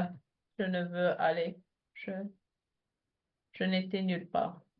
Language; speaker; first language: French; non-native, fluent; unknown